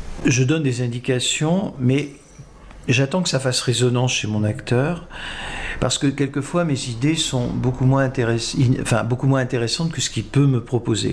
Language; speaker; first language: French; native; French